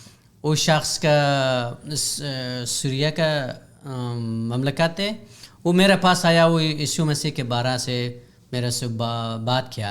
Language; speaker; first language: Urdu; non-native, learner; Hazaragi